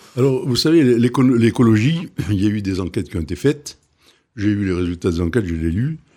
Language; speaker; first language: French; native; French